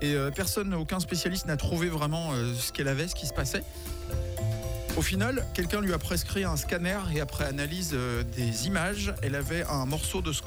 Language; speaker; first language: French; native; French